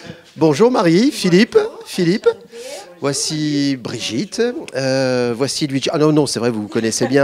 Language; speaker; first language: French; native; French